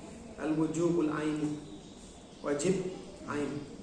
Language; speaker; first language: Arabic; non-native, fluent; Indonesian